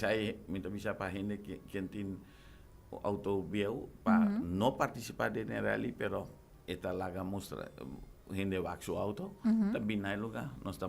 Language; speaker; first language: Spanish; non-native, local second language; Papiamento